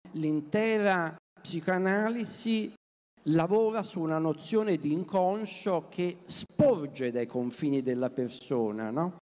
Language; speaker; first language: Italian; native; Italian